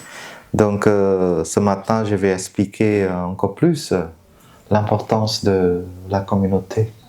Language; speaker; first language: French; non-native, fluent; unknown